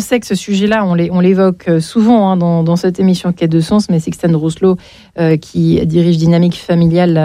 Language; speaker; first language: French; native; French